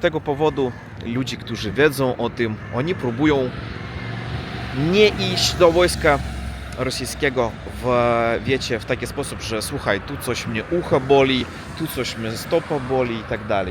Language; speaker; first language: Polish; non-native, learner; Russian